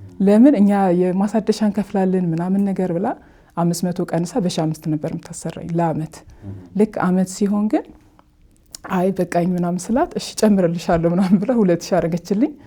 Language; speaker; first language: Amharic; native; Amharic